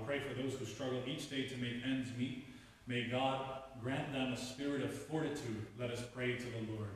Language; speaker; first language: English; native; English